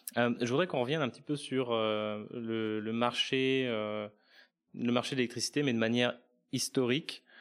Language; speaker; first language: French; native; French